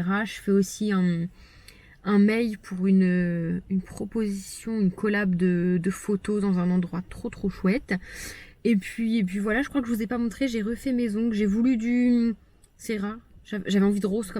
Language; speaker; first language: French; native; French